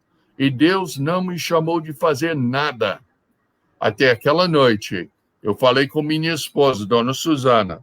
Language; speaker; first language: Portuguese; non-native, fluent; English